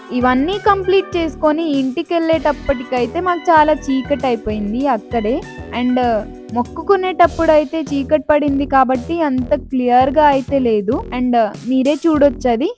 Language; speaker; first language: Telugu; non-native, local second language; Lambadi